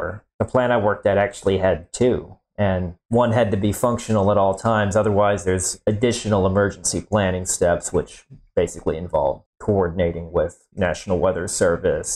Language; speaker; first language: English; native; English